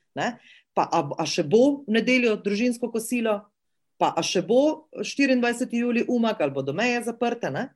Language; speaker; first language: Slovenian; native; Slovenian